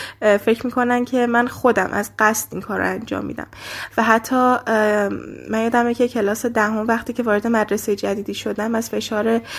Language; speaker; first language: Persian; native; Persian